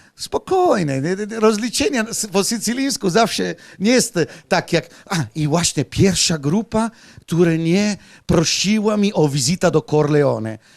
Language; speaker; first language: Polish; non-native, fluent; Italian